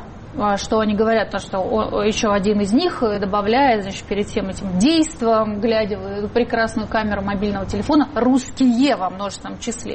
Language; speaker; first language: Russian; native; Russian